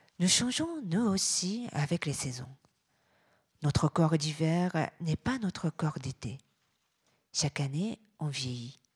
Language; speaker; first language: French; non-native, fluent; Japanese